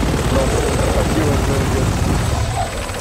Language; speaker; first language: English; non-native, learner; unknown